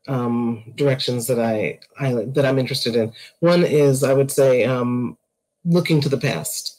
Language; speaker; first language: English; native; English